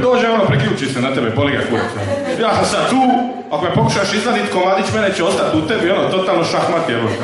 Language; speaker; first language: Croatian; native; Croatian